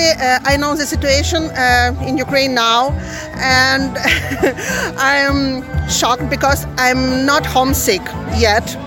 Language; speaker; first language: English; non-native, learner; Ukrainian